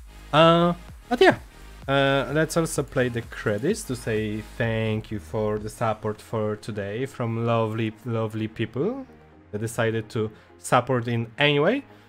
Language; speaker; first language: English; non-native, fluent; Polish